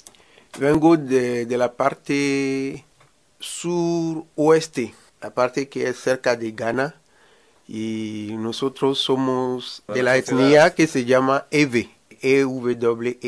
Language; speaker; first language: Spanish; non-native, learner; Ewe